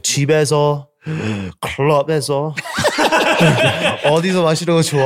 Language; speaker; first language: Korean; early bilingual, heritage; English